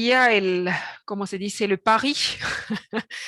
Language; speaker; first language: Spanish; non-native, fluent; French